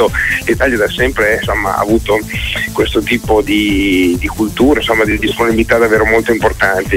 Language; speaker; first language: Italian; native; Italian